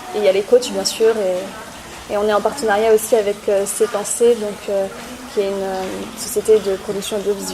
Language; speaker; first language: French; native; French